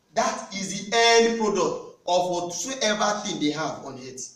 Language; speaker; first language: English; non-native, local second language; Yoruba